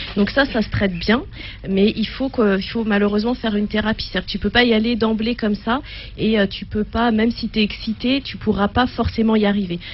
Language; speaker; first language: French; native; French